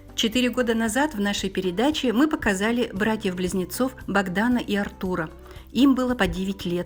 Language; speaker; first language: Russian; native; Russian